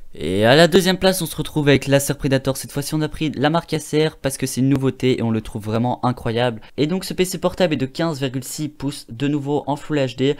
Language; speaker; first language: French; native; French